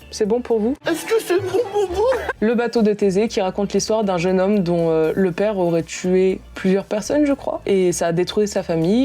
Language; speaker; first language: French; native; French